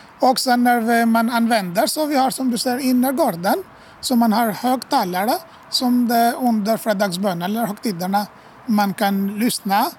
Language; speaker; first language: Swedish; non-native, fluent; Arabic